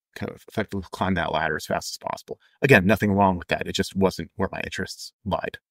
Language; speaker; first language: English; native; English